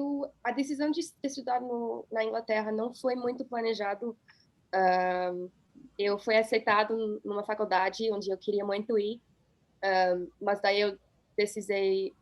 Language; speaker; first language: Portuguese; non-native, fluent; English